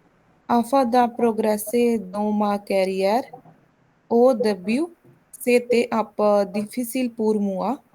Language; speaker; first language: French; non-native, learner; Hindi